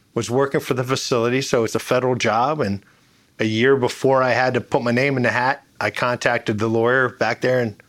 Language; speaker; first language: English; native; English